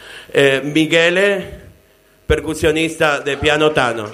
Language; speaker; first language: Italian; non-native, learner; Spanish